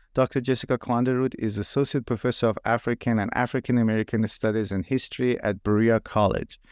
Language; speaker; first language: English; non-native, fluent; Persian